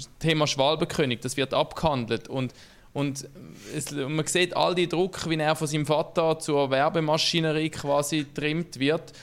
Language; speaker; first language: German; native; German